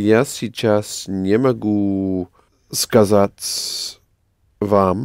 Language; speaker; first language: Russian; non-native, learner; English